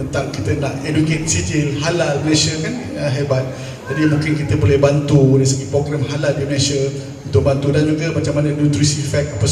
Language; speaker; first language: Malay; native; Malay